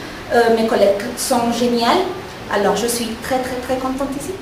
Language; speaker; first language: French; non-native, local second language; Spanish